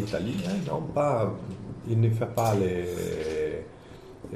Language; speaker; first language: French; non-native, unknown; Italian